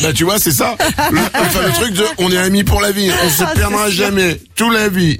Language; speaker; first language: French; native; French